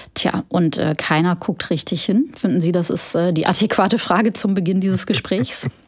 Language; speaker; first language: German; native; German